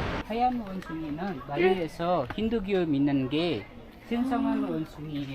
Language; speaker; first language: Korean; non-native, learner; Indonesian